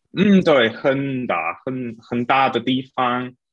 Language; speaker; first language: Chinese; non-native, learner; German